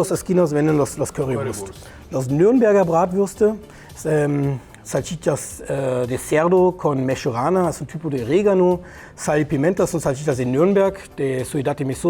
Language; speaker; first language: Spanish; non-native, learner; German